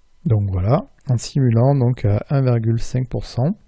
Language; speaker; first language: French; native; French